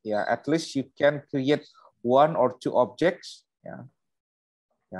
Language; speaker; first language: English; non-native, learner; Indonesian